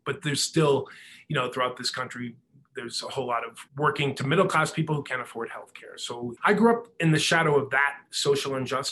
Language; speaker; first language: English; native; English